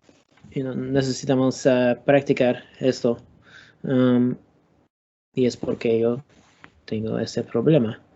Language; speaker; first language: Spanish; non-native, learner; English